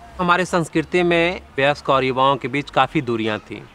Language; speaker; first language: Hindi; native; Hindi